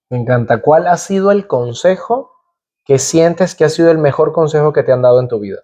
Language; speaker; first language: Spanish; native; Spanish